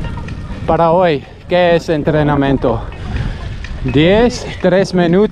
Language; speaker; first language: Spanish; non-native, learner; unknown